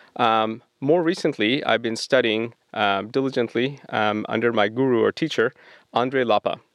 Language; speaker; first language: English; non-native, local second language; Bangla